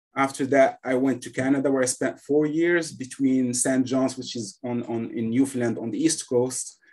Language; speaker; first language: English; non-native, fluent; Arabic